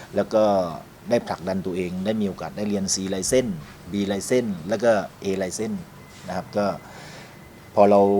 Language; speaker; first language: Thai; native; Thai